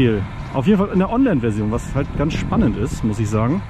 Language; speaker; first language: German; native; German